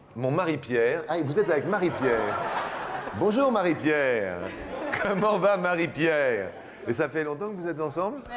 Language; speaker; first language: French; native; French